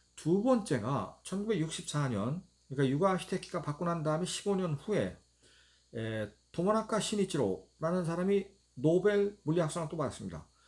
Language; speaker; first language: Korean; native; Korean